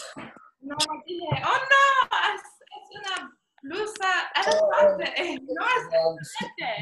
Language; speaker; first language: Spanish; non-native, learner; English